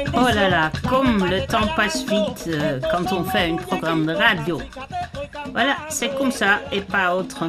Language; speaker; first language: French; non-native, fluent; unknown